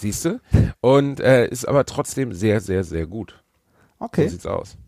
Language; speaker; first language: German; native; German